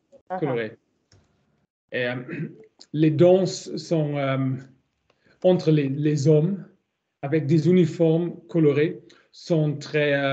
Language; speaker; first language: French; non-native, learner; German